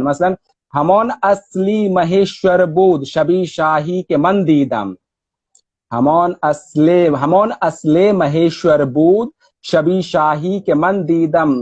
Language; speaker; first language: Persian; non-native, learner; Hindi